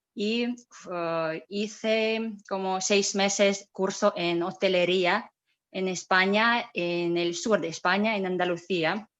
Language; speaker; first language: Spanish; non-native, learner; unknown